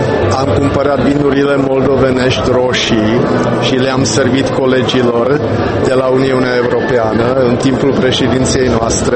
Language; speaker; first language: Romanian; non-native, fluent; Czech